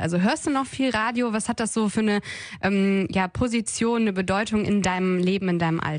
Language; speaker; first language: German; native; German